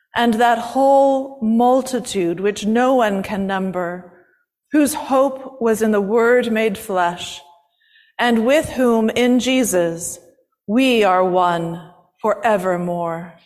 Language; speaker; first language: English; native; English